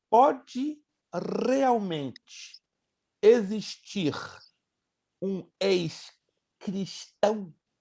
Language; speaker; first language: Portuguese; native; Portuguese